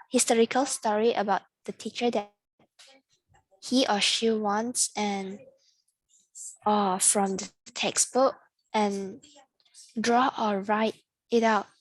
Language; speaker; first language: English; non-native, learner; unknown